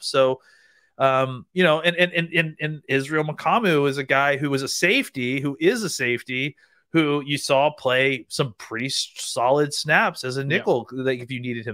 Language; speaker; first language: English; native; English